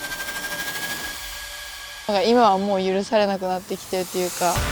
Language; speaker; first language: Japanese; native; Japanese